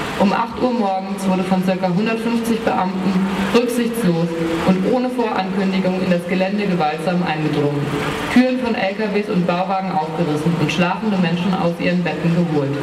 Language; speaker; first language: German; native; German